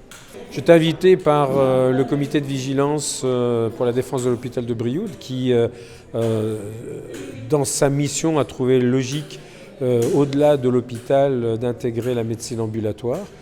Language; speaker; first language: French; native; French